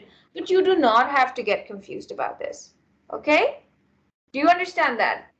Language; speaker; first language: English; non-native, fluent; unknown